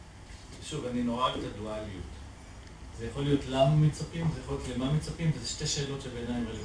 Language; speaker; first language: Hebrew; native; Hebrew